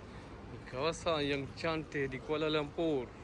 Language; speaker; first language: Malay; non-native, learner; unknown